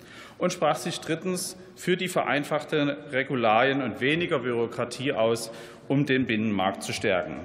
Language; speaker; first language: German; native; German